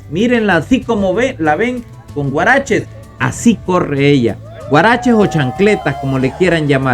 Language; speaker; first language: Spanish; native; Spanish